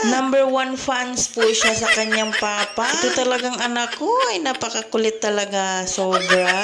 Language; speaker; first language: Filipino; non-native, local second language; Cebuano